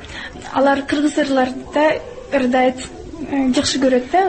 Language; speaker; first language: Kyrgyz; non-native, local second language; Russian